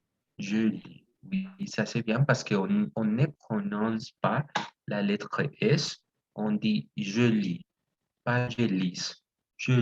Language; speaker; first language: French; non-native, fluent; Spanish